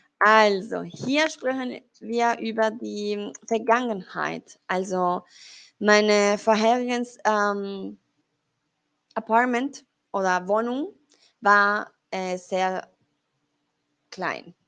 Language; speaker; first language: German; non-native, fluent; Spanish